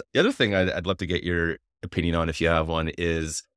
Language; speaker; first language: English; native; English